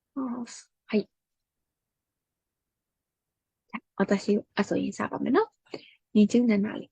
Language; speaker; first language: Japanese; non-native, fluent; Burmese